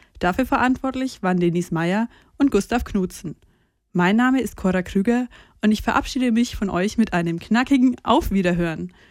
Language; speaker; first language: German; native; German